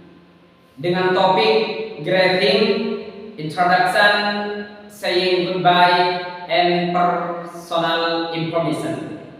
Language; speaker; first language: English; non-native, learner; Indonesian